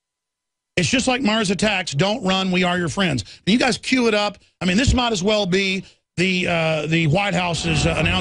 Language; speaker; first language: English; native; English